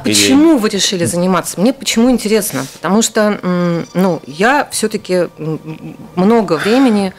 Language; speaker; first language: Russian; native; Russian